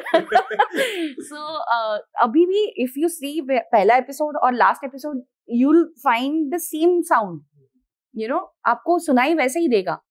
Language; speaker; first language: Hindi; non-native, local second language; Marathi